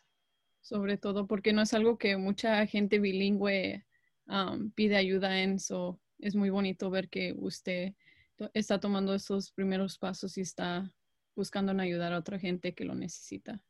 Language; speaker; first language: Spanish; early bilingual, heritage; Spanish